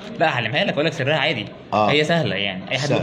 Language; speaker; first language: Arabic; native; Arabic